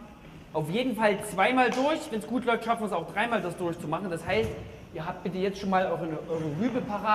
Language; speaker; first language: German; native; German